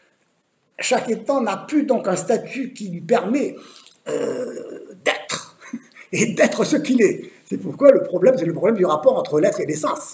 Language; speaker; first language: French; native; French